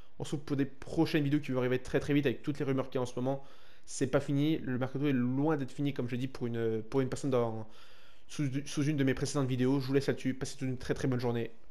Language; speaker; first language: French; native; French